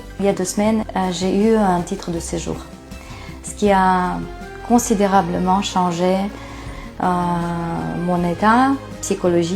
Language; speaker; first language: French; non-native, fluent; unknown